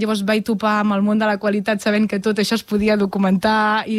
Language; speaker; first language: Catalan; native; Catalan